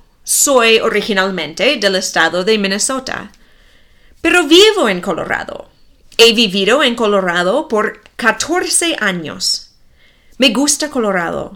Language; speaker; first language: Spanish; non-native, fluent; English